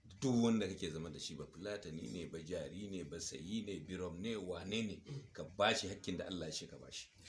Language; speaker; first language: Hausa; non-native, local second language; Fula